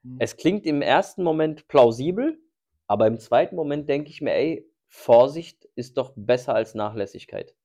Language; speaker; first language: German; early bilingual, other home language; Turkish